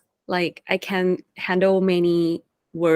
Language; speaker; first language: English; non-native, fluent; Thai